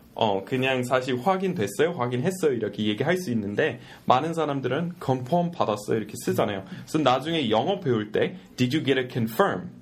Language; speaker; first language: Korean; non-native, fluent; English